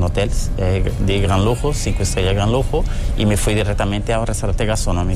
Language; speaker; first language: Spanish; non-native, fluent; Portuguese